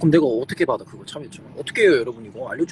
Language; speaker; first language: Korean; native; Korean